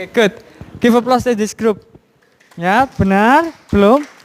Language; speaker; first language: English; non-native, fluent; Indonesian